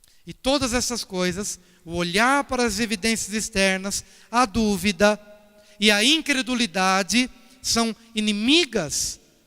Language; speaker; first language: Portuguese; native; Portuguese